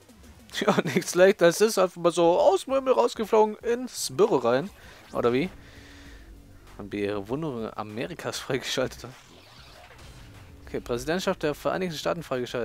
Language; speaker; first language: German; native; German